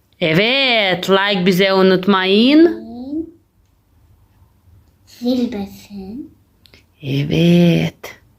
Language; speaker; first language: Turkish; non-native, learner; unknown